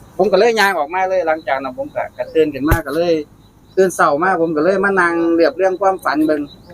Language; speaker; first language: Thai; native; Thai